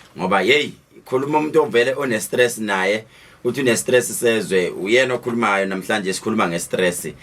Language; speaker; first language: Zulu; native; Zulu